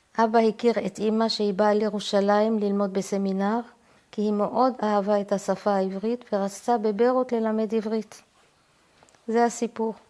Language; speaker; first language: Hebrew; early bilingual, heritage; Hebrew